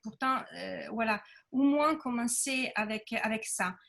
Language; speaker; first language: French; non-native, fluent; Italian